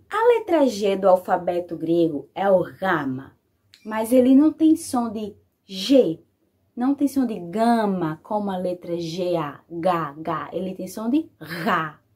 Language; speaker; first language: Portuguese; native; Portuguese